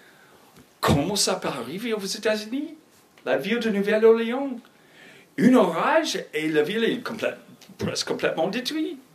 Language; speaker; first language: French; non-native, fluent; English